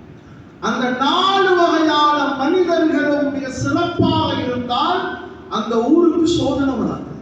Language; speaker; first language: Tamil; native; Tamil